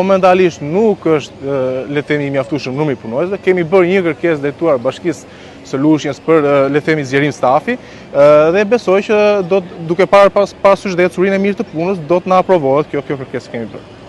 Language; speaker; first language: Albanian; native; Albanian